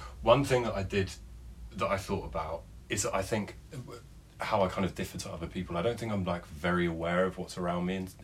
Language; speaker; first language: English; native; English